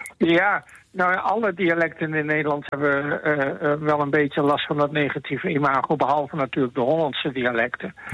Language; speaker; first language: Dutch; native; Dutch